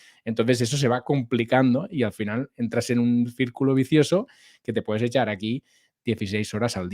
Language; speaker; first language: Spanish; native; Spanish